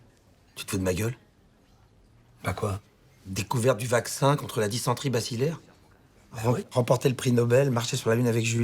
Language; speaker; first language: French; native; French